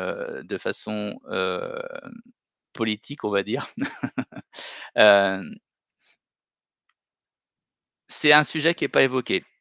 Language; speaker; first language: French; native; French